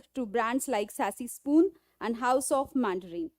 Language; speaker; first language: English; non-native, local second language; Marathi